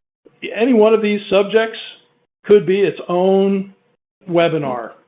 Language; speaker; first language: English; native; English